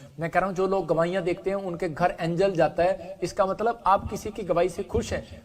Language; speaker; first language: Hindi; non-native, local second language; Punjabi